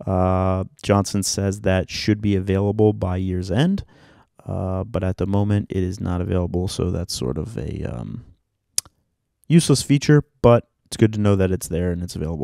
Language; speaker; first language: English; native; English